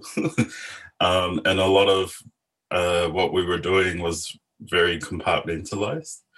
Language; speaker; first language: English; native; English